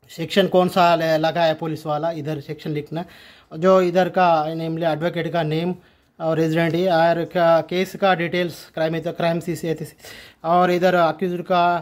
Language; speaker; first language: Hindi; non-native, local second language; Telugu